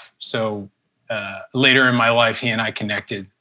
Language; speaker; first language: English; early bilingual, other home language; Spanish